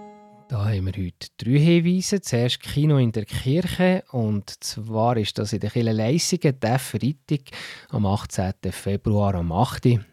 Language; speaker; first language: German; native; German